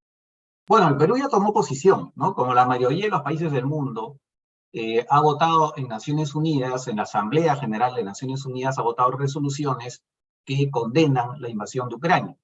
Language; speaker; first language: Spanish; native; Spanish